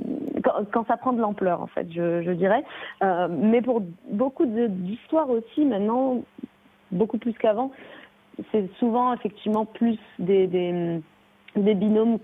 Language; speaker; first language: French; native; French